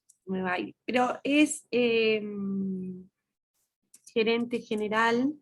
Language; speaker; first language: Spanish; native; Spanish